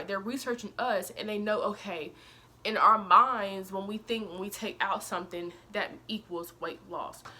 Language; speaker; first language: English; native; English